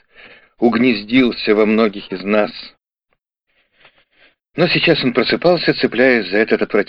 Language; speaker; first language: Russian; native; Russian